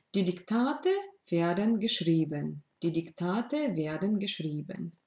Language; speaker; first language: German; non-native, fluent; Russian